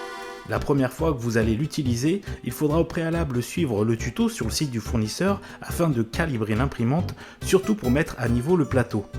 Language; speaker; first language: French; native; French